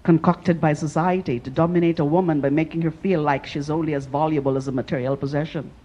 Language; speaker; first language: English; non-native, local second language; Filipino